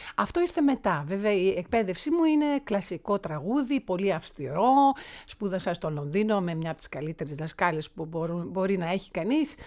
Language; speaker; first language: Greek; early bilingual, heritage; Greek